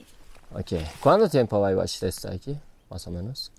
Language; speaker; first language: Spanish; non-native, learner; Turkish